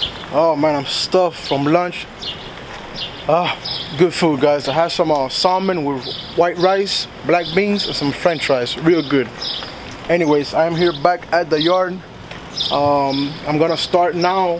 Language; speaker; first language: English; early bilingual, other home language; Spanish